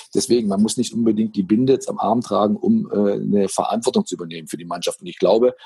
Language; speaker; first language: German; native; German